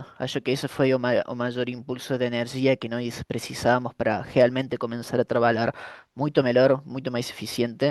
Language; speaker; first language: Portuguese; non-native, fluent; Spanish